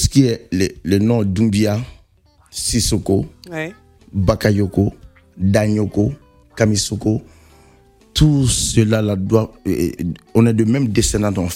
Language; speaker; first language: French; non-native, local second language; Mandingo